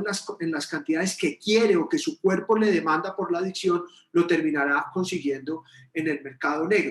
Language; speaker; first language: Spanish; native; Spanish